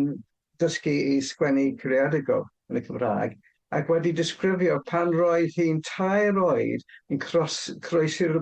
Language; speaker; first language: Welsh; non-native, fluent; English